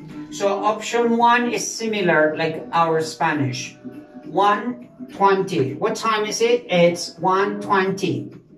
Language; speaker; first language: English; non-native, fluent; Spanish